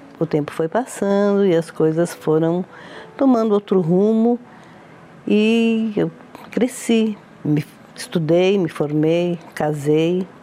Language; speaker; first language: Portuguese; early bilingual, other home language; Italian